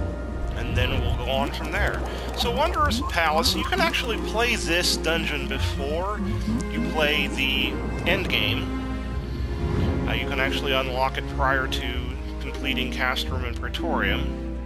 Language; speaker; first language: English; native; English